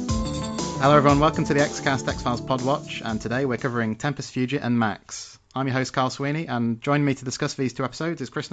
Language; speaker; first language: English; native; English